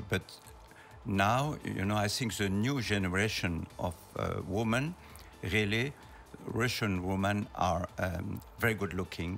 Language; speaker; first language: English; non-native, learner; French